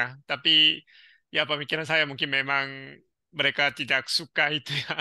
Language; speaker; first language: Indonesian; non-native, learner; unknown